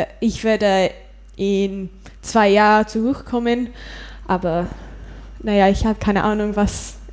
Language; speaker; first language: German; non-native, learner; English